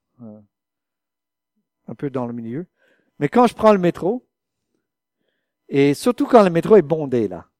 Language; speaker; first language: French; non-native, fluent; English